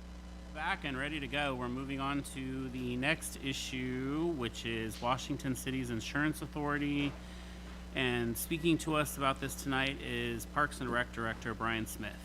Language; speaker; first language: English; native; English